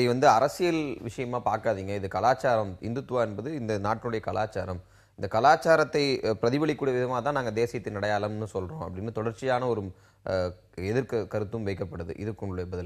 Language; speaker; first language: Tamil; native; Tamil